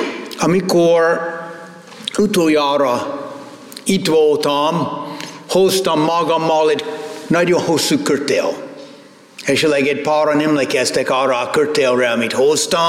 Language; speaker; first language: Hungarian; non-native, fluent; English